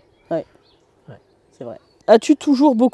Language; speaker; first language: French; native; French